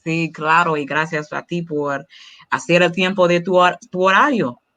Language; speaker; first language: Spanish; non-native, learner; English